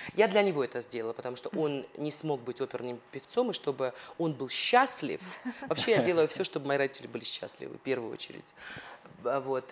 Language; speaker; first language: Russian; non-native, local second language; Ossetic